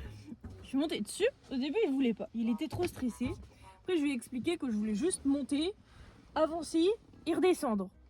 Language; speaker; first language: French; native; French